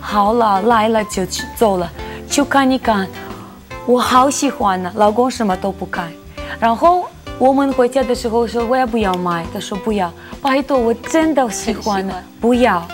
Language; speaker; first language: Chinese; non-native, learner; Russian